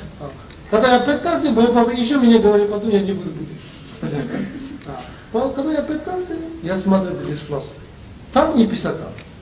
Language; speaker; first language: Russian; non-native, learner; Tibetan